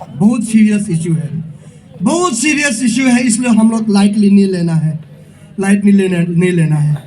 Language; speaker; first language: Hindi; non-native, local second language; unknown